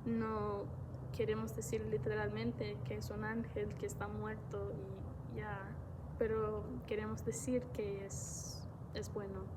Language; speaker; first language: Spanish; non-native, fluent; English